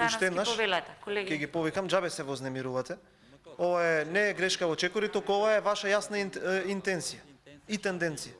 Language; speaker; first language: Macedonian; native; Macedonian